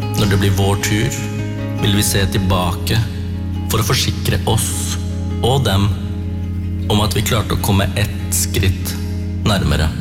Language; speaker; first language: Norwegian; early bilingual, other home language; Tamil